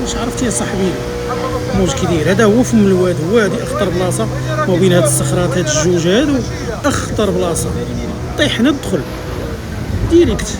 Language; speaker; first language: Arabic; native; Arabic